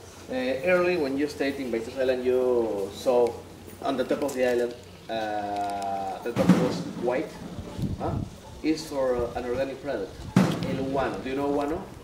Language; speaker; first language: English; non-native, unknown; Spanish